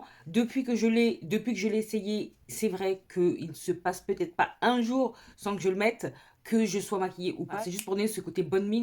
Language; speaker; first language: French; native; French